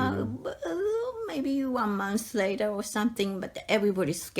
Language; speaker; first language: English; non-native, learner; Japanese